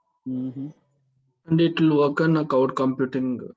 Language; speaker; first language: English; non-native, local second language; Telugu